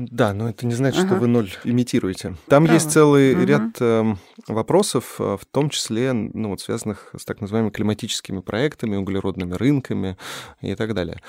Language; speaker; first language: Russian; native; Russian